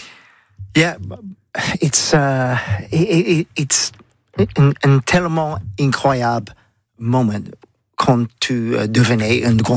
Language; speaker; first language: French; non-native, learner; English